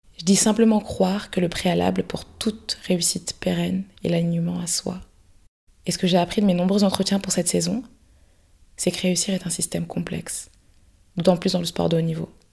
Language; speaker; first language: French; native; French